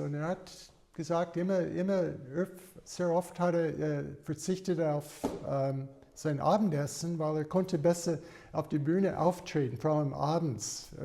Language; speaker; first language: German; non-native, fluent; English